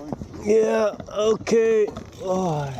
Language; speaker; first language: English; non-native, learner; Cantonese